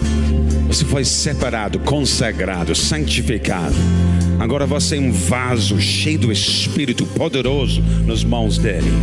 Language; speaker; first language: Portuguese; non-native, learner; English